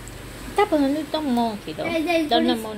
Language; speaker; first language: Japanese; non-native, learner; Vietnamese